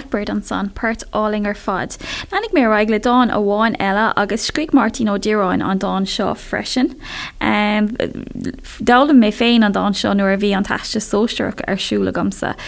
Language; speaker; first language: Irish; non-native, local second language; English